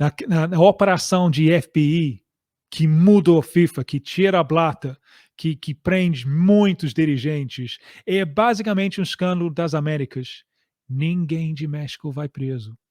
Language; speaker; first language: Portuguese; non-native, fluent; English